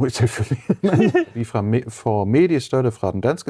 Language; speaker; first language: Danish; non-native, fluent; German